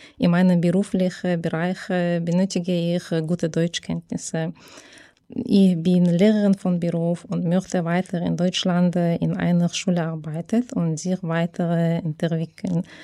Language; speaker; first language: German; non-native, learner; Chechen